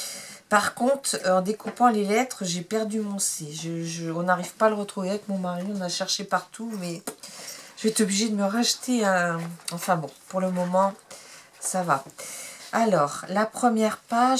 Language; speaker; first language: French; native; French